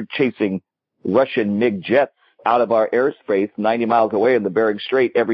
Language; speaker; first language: English; native; English